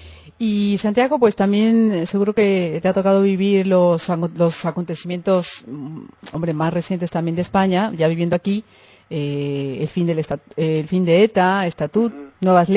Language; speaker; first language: Spanish; native; Spanish